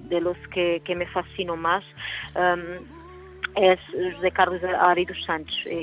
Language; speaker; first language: Spanish; non-native, learner; Portuguese